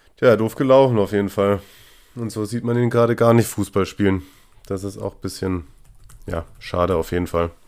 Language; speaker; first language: German; native; German